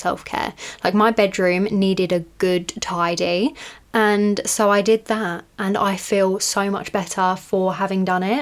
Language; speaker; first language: English; native; English